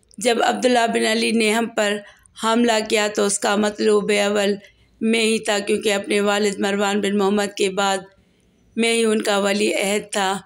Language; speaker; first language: Urdu; native; Urdu